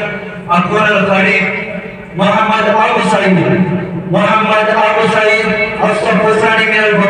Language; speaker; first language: Arabic; non-native, learner; Bangla